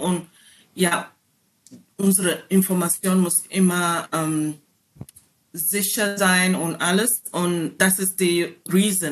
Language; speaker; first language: German; non-native, learner; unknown